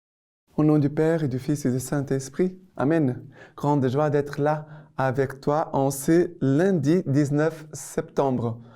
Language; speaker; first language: French; non-native, fluent; Portuguese